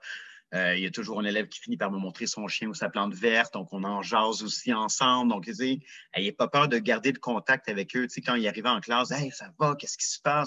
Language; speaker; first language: French; native; French